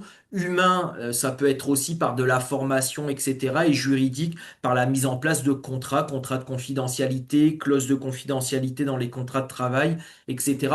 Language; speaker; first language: French; native; French